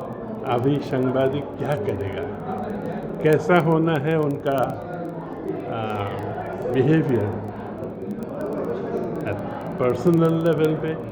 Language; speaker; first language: Hindi; non-native, local second language; Assamese